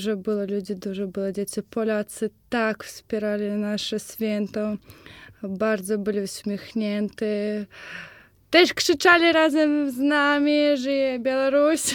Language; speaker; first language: Polish; non-native, fluent; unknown